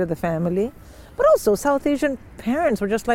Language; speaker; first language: English; non-native, local second language; Hindi